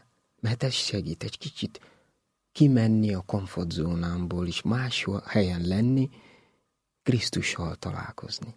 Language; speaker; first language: Hungarian; non-native, learner; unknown